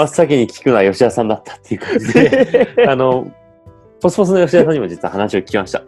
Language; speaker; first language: Japanese; native; Japanese